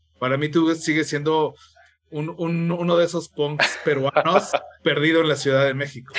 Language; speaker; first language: Spanish; native; Spanish